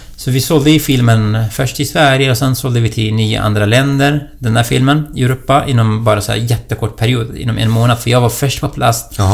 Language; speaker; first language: Swedish; non-native, fluent; Kurdish